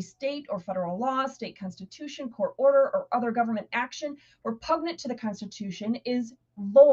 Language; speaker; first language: English; native; English